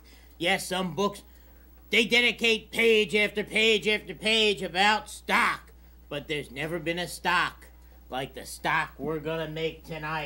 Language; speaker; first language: English; native; English